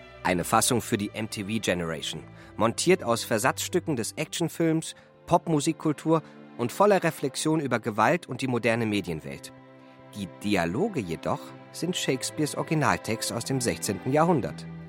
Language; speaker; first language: German; native; German